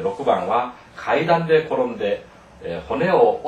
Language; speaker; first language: Japanese; non-native, fluent; Korean